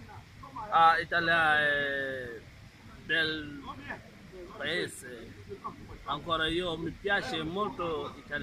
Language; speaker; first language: Italian; non-native, learner; Wolof